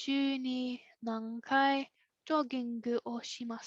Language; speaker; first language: Japanese; non-native, fluent; English